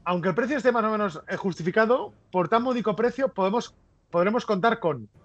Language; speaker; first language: Spanish; non-native, local second language; Catalan